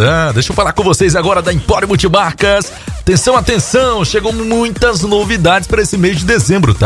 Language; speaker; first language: Portuguese; native; Portuguese